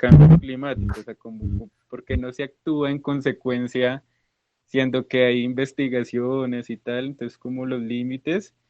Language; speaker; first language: Spanish; native; Spanish